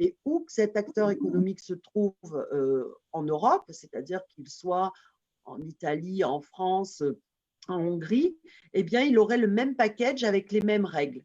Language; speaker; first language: French; native; French